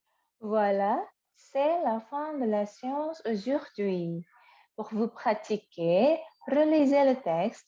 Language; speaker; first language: French; non-native, fluent; Indonesian